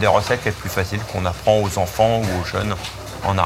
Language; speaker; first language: French; native; French